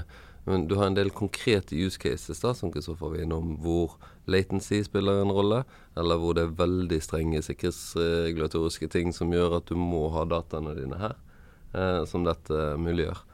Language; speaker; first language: Norwegian; native; Norwegian